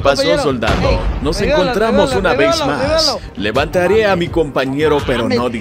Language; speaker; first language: Spanish; native; Spanish